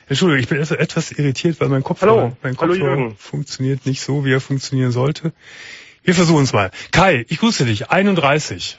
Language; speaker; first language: German; native; German